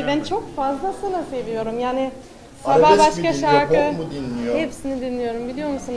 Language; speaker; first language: Turkish; non-native, fluent; German